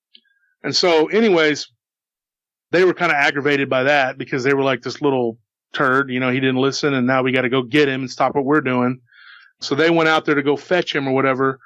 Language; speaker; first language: English; native; English